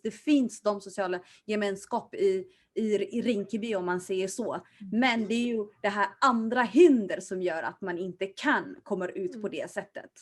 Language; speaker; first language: Swedish; early bilingual, other home language; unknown